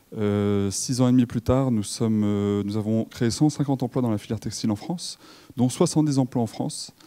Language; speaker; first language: French; native; French